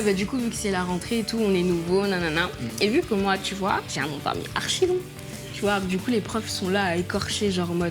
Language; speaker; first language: French; native; French